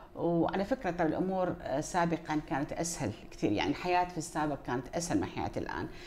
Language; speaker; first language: Arabic; native; Arabic